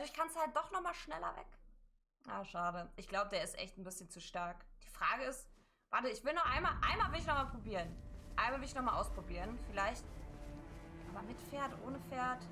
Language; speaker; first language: German; native; German